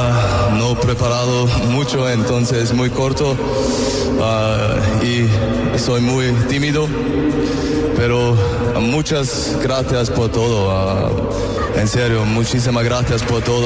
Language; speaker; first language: Spanish; non-native, learner; German